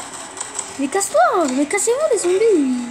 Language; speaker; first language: French; native; French